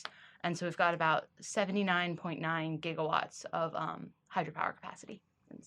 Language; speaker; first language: English; native; English